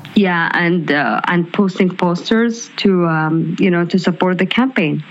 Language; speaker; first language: English; non-native, fluent; Arabic